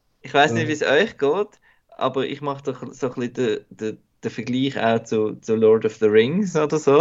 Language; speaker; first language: German; native; German